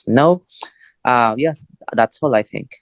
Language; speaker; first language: English; non-native, fluent; Spanish